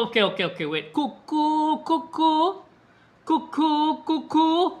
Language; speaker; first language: English; non-native, local second language; Malay